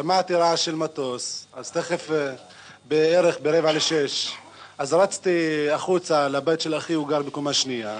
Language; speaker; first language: Hebrew; non-native, local second language; Arabic